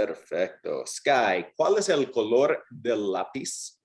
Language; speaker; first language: Spanish; non-native, fluent; English